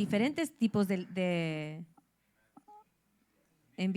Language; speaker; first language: Spanish; early bilingual, heritage; English